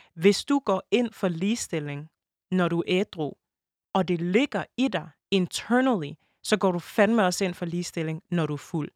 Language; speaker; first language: Danish; early bilingual, other home language; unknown